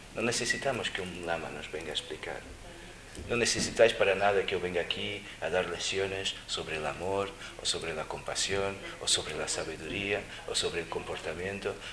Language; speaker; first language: Spanish; native; Spanish